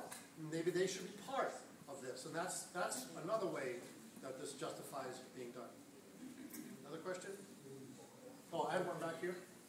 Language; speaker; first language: English; native; English